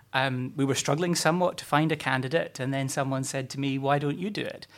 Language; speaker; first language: English; native; English